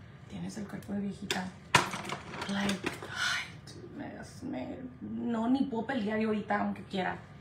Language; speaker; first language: Spanish; early bilingual, heritage; Spanish